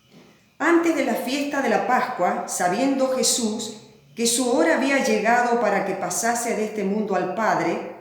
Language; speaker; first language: Spanish; native; Spanish